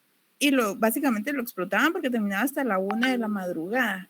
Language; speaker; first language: Spanish; native; Spanish